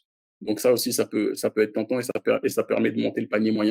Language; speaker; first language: French; native; French